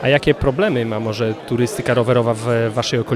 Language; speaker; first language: Polish; native; Polish